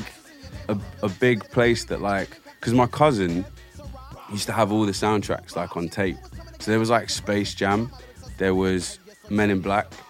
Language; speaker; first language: English; native; English